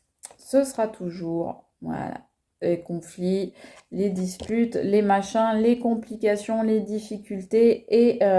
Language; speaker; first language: French; native; French